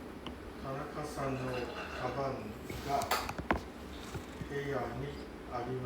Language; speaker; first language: Japanese; non-native, learner; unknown